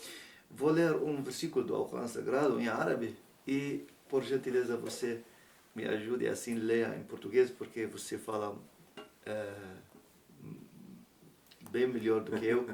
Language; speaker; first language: Portuguese; non-native, learner; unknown